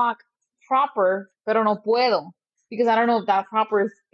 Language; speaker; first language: English; non-native, fluent; Spanish